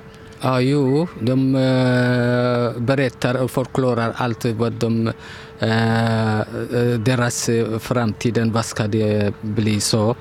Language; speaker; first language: Swedish; non-native, learner; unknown